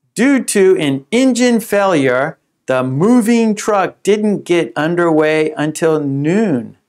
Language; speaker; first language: English; native; English